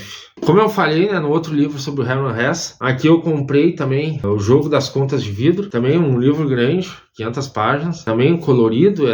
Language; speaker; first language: Portuguese; native; Portuguese